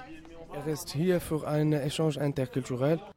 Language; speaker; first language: German; non-native, learner; Arabic